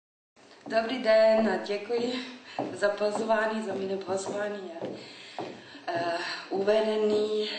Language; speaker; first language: Czech; non-native, learner; German